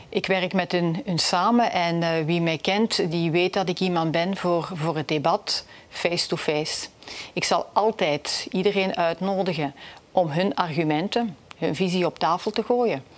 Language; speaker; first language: Dutch; native; Dutch